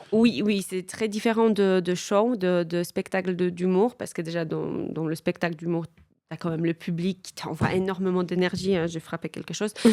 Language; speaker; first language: French; non-native, fluent; Polish